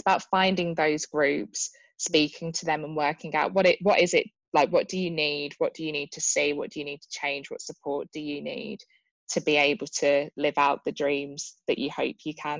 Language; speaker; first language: English; native; English